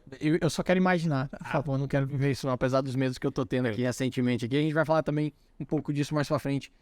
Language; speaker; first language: Portuguese; native; Portuguese